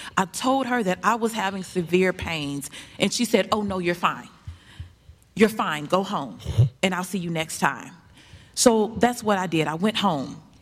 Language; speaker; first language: English; native; English